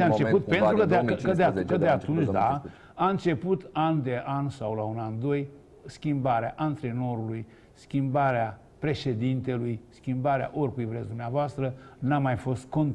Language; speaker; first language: Romanian; native; Romanian